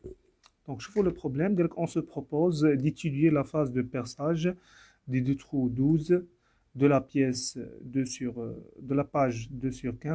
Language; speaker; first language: French; non-native, local second language; Arabic